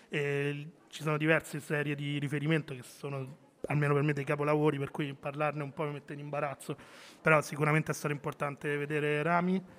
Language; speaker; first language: Italian; native; Italian